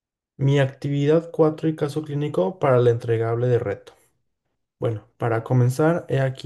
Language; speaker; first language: Spanish; native; Spanish